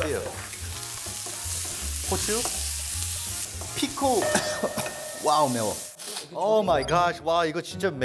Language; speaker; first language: Korean; early bilingual, heritage; Korean